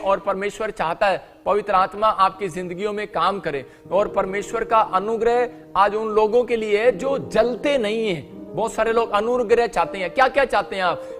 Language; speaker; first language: Hindi; native; Hindi